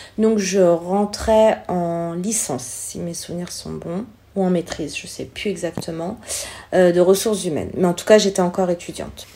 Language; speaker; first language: French; early bilingual, other home language; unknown